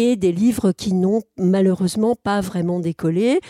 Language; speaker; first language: French; native; French